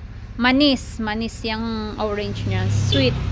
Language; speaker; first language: Indonesian; non-native, learner; Filipino